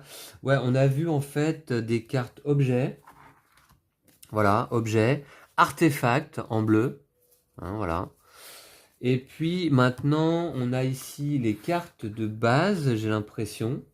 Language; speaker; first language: French; native; French